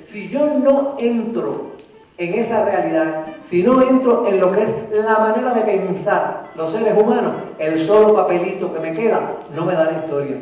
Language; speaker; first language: Spanish; native; Spanish